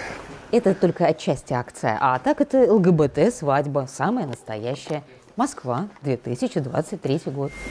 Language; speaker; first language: Russian; native; Russian